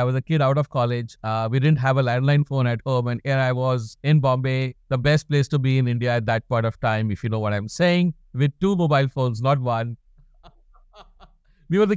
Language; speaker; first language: English; non-native, local second language; Hindi